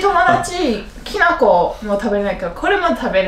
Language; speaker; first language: Japanese; non-native, fluent; Chinese